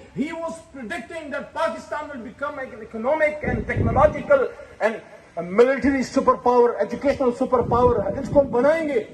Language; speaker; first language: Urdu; non-native, local second language; Pashto